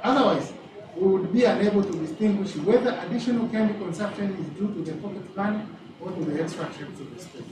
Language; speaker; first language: English; non-native, local second language; Swahili